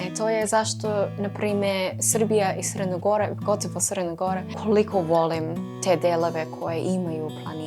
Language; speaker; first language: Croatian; non-native, learner; English